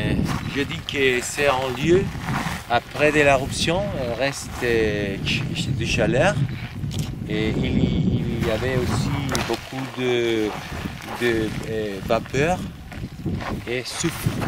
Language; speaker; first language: French; non-native, learner; Spanish